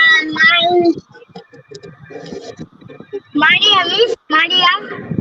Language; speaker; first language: English; non-native, learner; Bangla